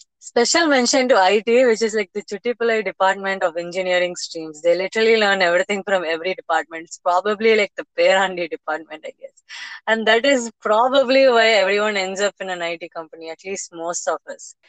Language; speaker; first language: English; non-native, local second language; Tamil